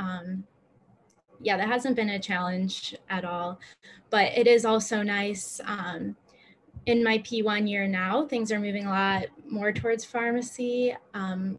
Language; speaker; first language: English; native; English